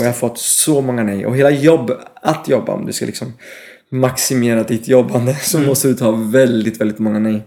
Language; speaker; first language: Swedish; non-native, fluent; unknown